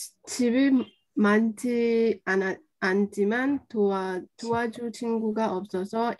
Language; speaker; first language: Korean; non-native, learner; Burmese